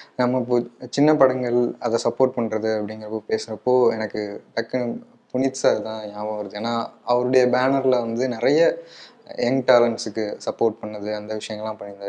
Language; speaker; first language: Tamil; native; Tamil